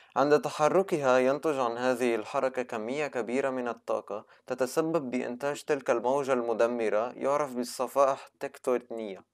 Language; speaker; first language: Arabic; native; Arabic